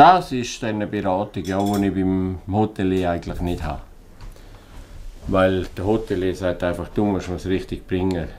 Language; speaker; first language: German; native; German